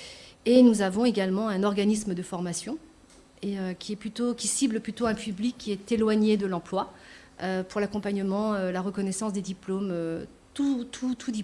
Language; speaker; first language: French; native; French